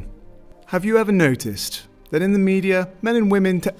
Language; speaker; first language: English; native; English